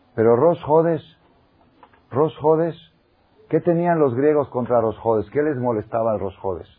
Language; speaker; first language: Spanish; native; Spanish